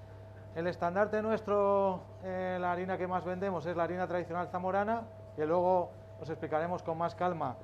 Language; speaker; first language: Spanish; native; Spanish